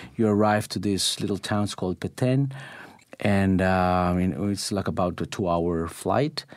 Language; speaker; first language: English; non-native, fluent; Spanish